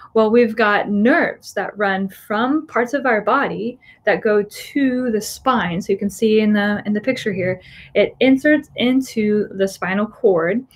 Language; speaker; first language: English; native; English